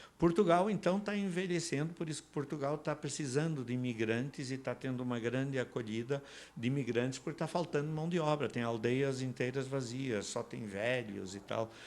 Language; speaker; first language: Portuguese; native; Portuguese